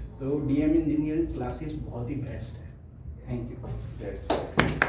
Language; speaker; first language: Hindi; native; Hindi